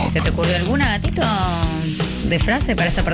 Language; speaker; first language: Spanish; native; Spanish